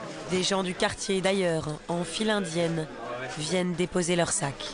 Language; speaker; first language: French; native; French